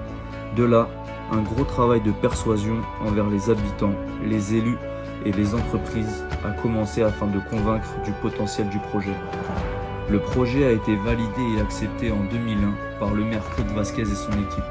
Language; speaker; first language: French; native; French